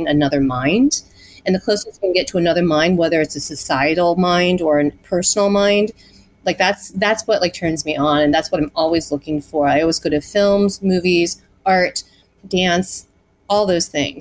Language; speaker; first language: English; early bilingual, other home language; Chinese